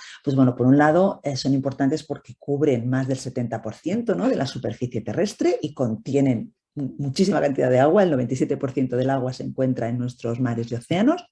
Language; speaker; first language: Spanish; native; Spanish